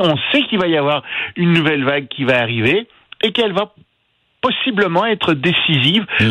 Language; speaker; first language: French; native; French